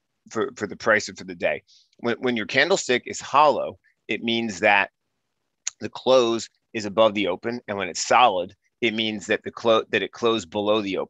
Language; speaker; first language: English; native; English